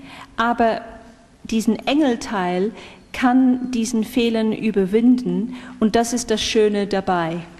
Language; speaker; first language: German; non-native, fluent; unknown